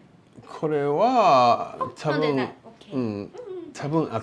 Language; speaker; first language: Japanese; non-native, learner; English